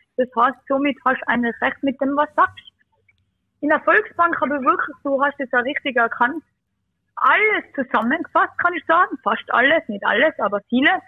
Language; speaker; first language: German; early bilingual, other home language; Bosnian